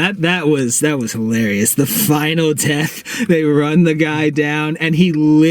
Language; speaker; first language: English; native; English